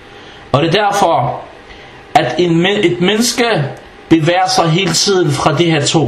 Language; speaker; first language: Danish; non-native, fluent; Arabic